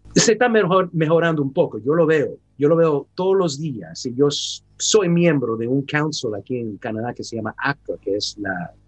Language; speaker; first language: Spanish; early bilingual, heritage; Spanish